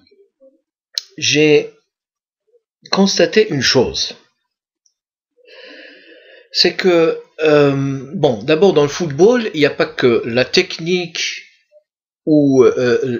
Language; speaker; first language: French; non-native, local second language; Arabic